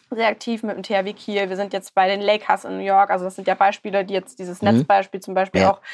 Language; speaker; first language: German; native; German